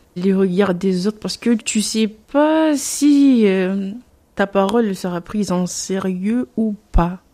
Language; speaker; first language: French; non-native, local second language; Comorian